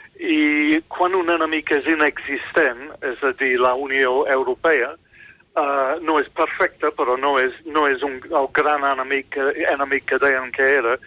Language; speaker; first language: Catalan; non-native, fluent; English